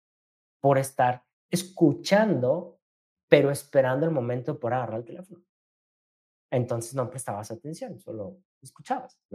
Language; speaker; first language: Spanish; native; Spanish